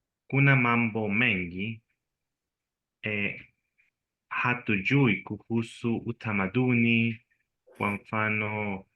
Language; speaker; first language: Swahili; non-native, learner; Spanish